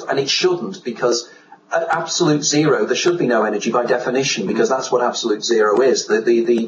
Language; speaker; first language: English; native; English